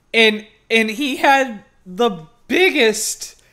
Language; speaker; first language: English; native; English